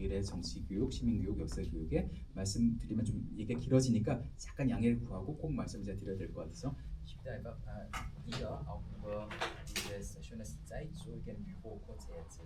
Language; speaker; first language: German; non-native, fluent; Korean